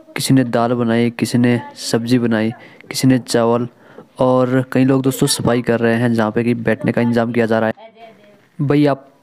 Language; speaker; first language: Hindi; native; Hindi